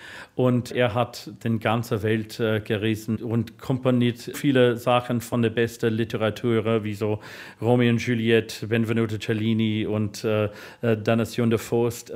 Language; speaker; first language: German; non-native, learner; English